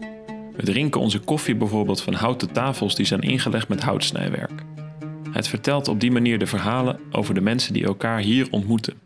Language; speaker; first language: Dutch; native; Dutch